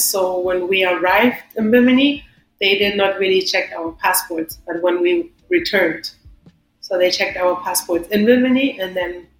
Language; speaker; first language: English; non-native, fluent; German